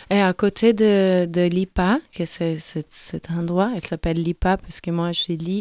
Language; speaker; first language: French; non-native, fluent; Portuguese